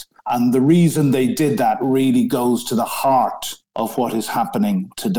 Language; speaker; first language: English; native; English